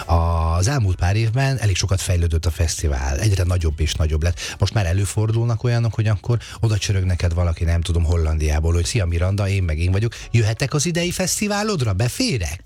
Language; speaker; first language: Hungarian; native; Hungarian